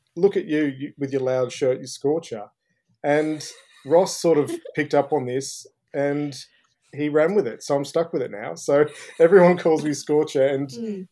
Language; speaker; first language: English; native; English